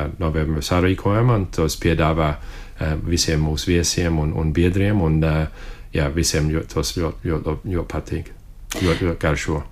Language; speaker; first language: Latvian; early bilingual, heritage; Latvian